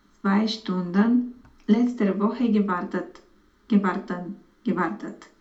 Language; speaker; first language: German; non-native, learner; Romanian